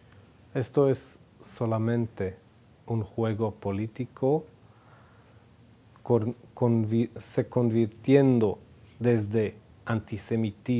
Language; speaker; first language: Spanish; non-native, fluent; Hebrew